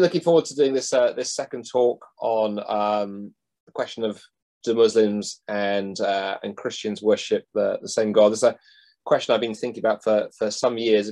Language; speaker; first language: English; native; English